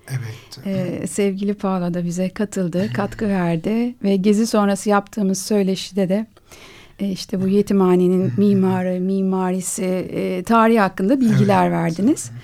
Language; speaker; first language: Turkish; native; Turkish